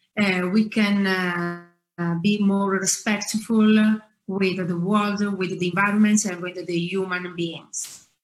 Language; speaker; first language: English; non-native, fluent; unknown